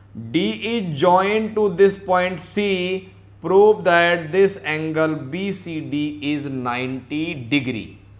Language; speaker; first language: English; non-native, local second language; Hindi